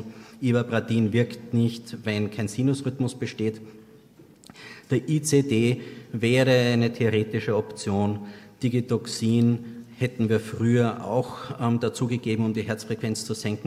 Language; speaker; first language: German; native; German